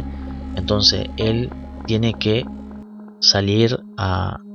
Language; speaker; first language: Spanish; native; Spanish